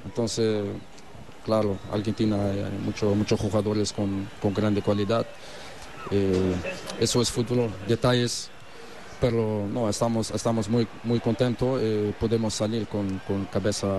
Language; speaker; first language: Spanish; non-native, learner; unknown